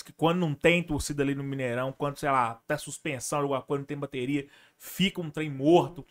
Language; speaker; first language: Portuguese; native; Portuguese